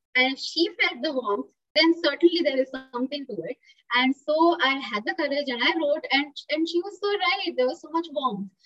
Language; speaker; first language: English; non-native, local second language; Marathi